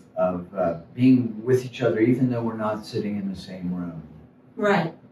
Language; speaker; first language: English; native; English